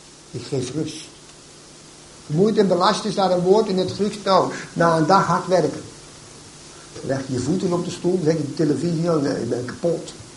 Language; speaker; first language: Dutch; native; Dutch